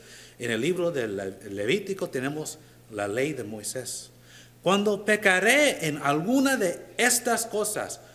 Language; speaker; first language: Spanish; non-native, learner; English